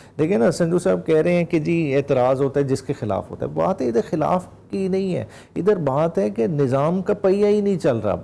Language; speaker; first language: Urdu; non-native, local second language; Punjabi